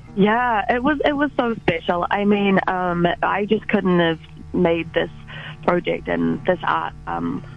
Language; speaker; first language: English; native; English